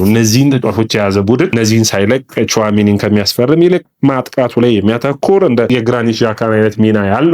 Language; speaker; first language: Amharic; native; Amharic